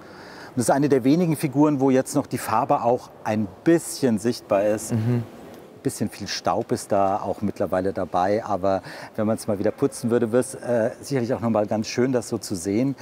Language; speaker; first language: German; native; German